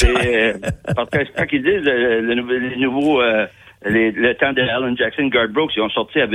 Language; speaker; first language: French; native; French